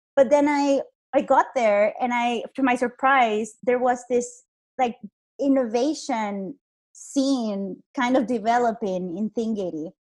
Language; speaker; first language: English; non-native, fluent; Spanish